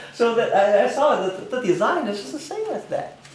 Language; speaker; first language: English; non-native, learner; Chinese